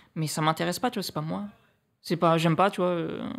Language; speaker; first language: French; native; French